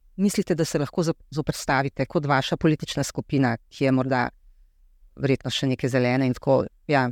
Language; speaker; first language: Slovenian; native; Slovenian